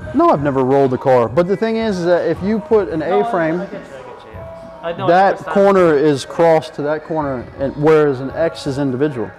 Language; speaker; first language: English; native; English